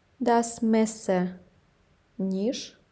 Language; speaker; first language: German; non-native, fluent; Ukrainian